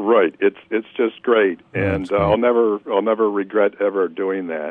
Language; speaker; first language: English; native; English